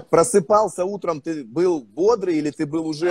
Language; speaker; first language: Russian; native; Russian